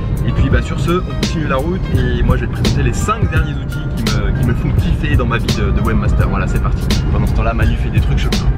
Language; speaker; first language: French; native; French